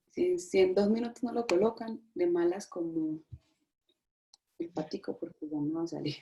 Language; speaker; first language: Spanish; native; Spanish